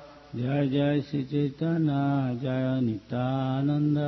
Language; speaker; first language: English; non-native, local second language; Bangla